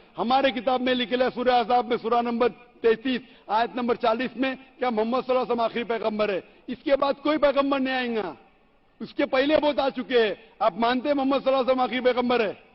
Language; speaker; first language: Hindi; non-native, local second language; Konkani